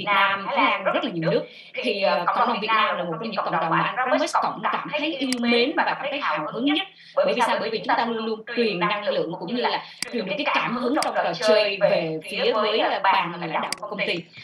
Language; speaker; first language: Vietnamese; native; Vietnamese